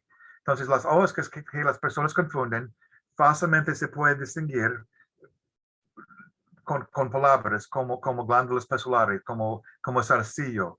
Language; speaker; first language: Spanish; non-native, fluent; English